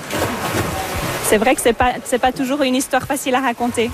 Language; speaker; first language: French; native; French